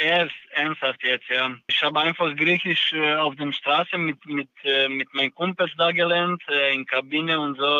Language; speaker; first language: German; non-native, learner; Serbian